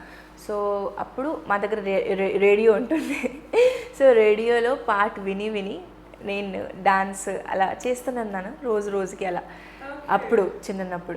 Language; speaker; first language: Telugu; non-native, fluent; Hindi